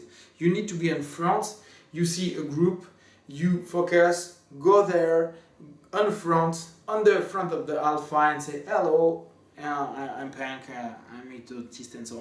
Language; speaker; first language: English; non-native, fluent; French